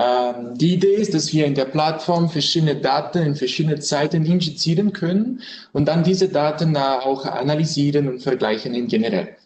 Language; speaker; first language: German; non-native, learner; French